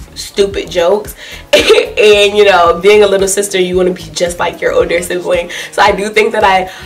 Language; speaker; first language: English; native; English